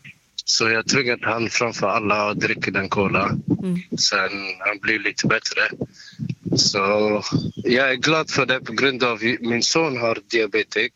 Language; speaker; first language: Swedish; non-native, local second language; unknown